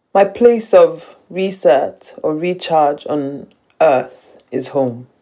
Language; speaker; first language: English; non-native, local second language; Yoruba